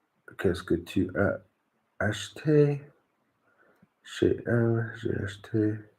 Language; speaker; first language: French; non-native, learner; English